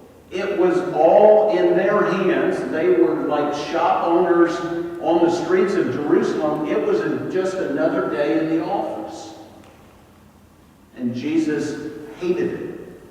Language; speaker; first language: English; native; English